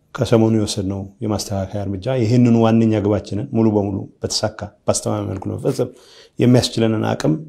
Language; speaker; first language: Amharic; non-native, local second language; Tigrinya